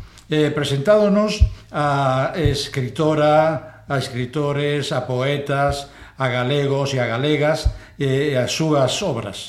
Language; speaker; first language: Galician; non-native, local second language; Spanish